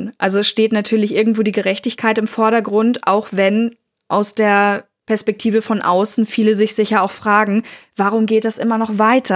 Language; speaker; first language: German; native; German